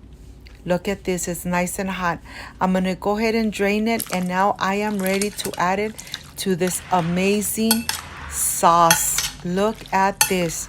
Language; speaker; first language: English; non-native, fluent; Spanish